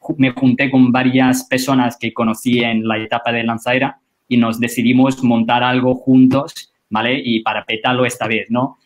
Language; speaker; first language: Spanish; non-native, fluent; Chinese